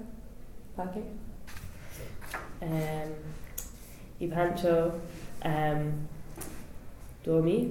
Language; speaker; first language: Spanish; non-native, learner; English